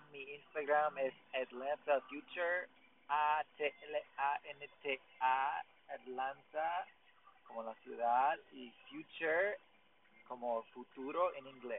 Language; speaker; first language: Spanish; non-native, learner; English